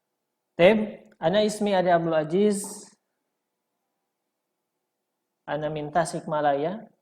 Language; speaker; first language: Arabic; non-native, fluent; Indonesian